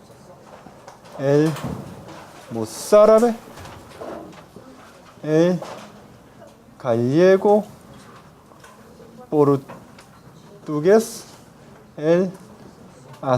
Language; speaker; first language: Spanish; non-native, fluent; Korean